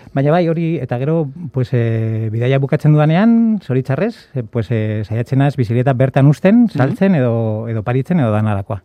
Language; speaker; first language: Basque; native; Basque